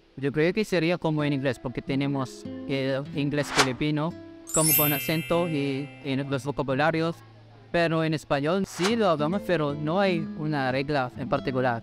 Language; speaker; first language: Spanish; non-native, fluent; Filipino